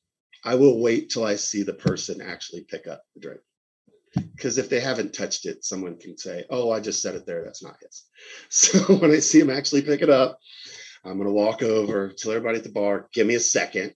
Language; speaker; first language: English; native; English